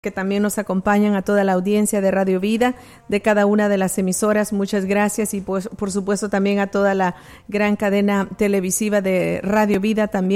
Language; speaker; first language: Spanish; native; Spanish